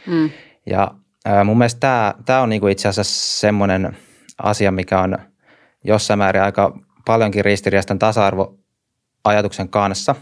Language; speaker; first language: Finnish; native; Finnish